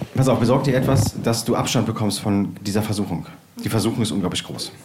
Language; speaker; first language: German; native; German